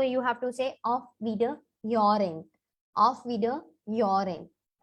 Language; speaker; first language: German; non-native, learner; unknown